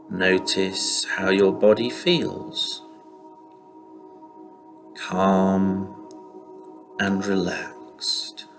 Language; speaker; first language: English; native; English